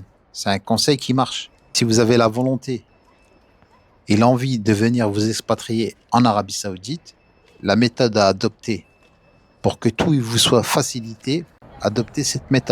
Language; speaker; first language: French; native; French